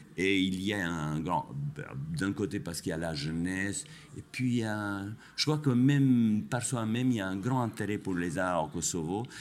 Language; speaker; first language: French; non-native, fluent; Albanian